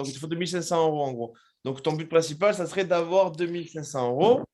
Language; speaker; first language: French; native; French